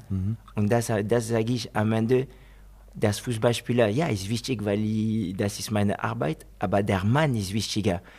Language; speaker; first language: German; non-native, fluent; French